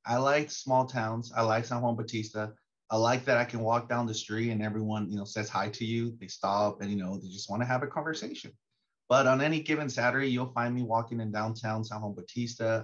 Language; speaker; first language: English; early bilingual, other home language; Spanish